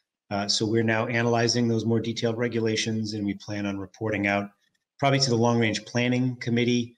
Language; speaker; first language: English; native; English